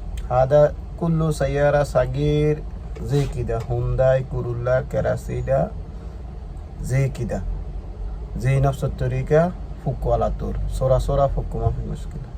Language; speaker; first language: Arabic; non-native, learner; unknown